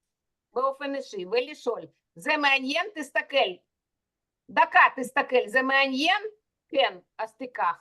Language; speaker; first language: Hebrew; non-native, fluent; Russian